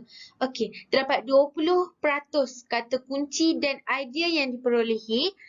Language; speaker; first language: Malay; native; Malay